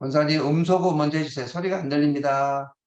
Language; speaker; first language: Korean; native; Korean